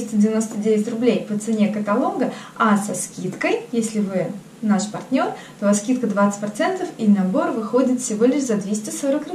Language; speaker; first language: Russian; native; Russian